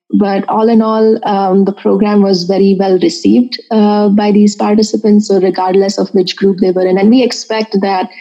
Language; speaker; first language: English; non-native, local second language; Marathi